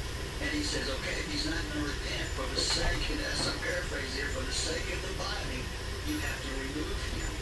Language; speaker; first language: English; native; English